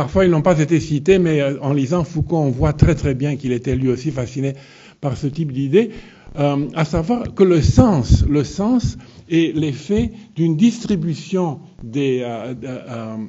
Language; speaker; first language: French; non-native, fluent; Romanian